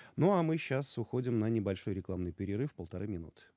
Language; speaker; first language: Russian; native; Russian